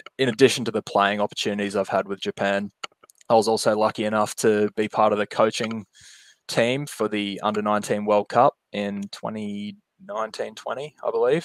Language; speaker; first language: English; non-native, local second language; Japanese